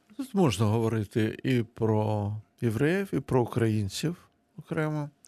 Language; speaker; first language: Ukrainian; non-native, local second language; Russian